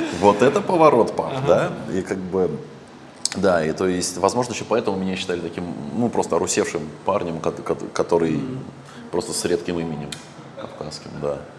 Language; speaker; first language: Russian; early bilingual, other home language; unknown